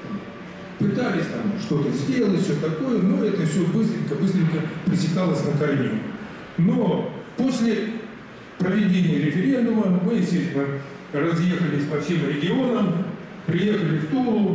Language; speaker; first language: Russian; native; Russian